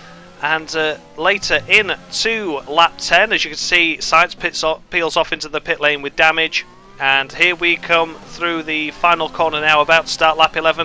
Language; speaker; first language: English; native; English